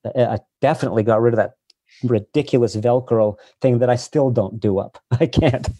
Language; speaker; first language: English; native; English